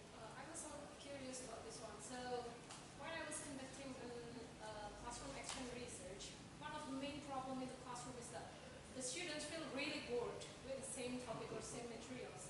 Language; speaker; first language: English; non-native, fluent; Indonesian